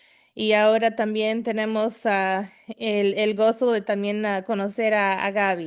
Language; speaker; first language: Spanish; early bilingual, heritage; Spanish